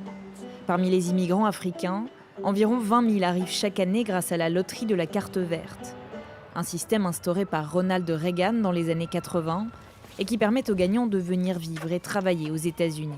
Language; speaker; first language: French; native; French